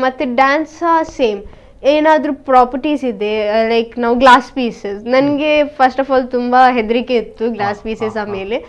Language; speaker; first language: Kannada; non-native, local second language; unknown